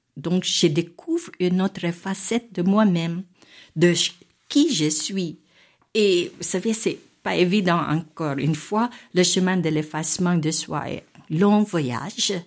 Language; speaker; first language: French; non-native, fluent; Filipino